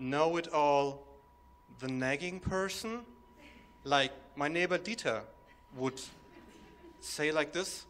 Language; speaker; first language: English; non-native, fluent; German